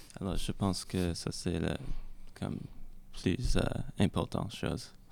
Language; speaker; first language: French; non-native, learner; English